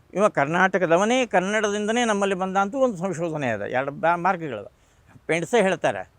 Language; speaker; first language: Kannada; non-native, local second language; Marathi